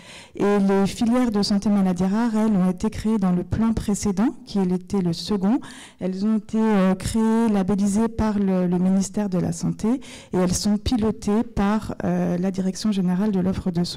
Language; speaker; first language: French; native; French